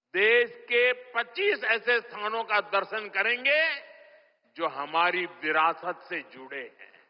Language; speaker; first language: Hindi; non-native, local second language; Gujarati